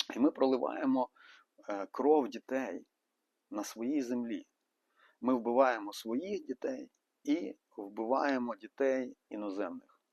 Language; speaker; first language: Ukrainian; non-native, local second language; Russian